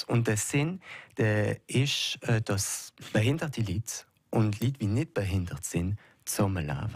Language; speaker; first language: German; non-native, local second language; French